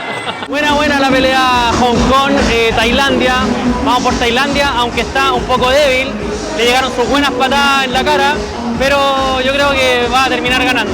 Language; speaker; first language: Spanish; native; Spanish